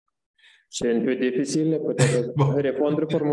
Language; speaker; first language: French; non-native, fluent; Lithuanian